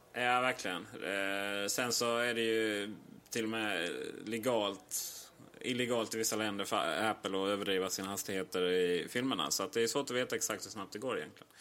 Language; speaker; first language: Swedish; native; Swedish